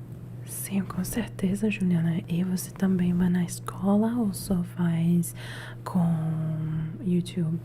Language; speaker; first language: Portuguese; non-native, learner; Italian